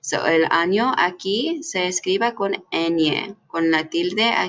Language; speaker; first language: Spanish; non-native, fluent; English